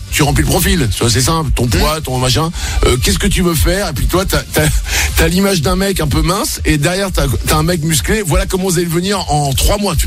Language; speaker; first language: French; native; French